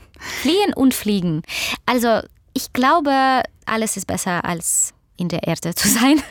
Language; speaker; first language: German; non-native, fluent; Russian